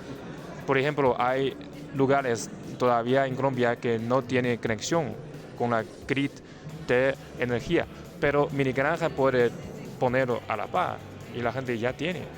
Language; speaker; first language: Spanish; non-native, fluent; Chinese